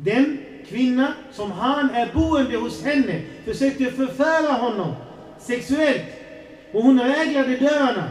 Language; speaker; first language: Swedish; non-native, fluent; Arabic